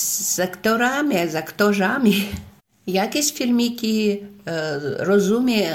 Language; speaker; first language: Polish; non-native, learner; Russian